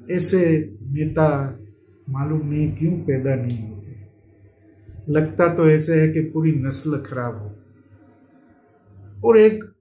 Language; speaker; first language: Hindi; non-native, local second language; Gujarati